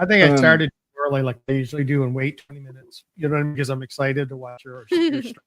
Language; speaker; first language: English; native; English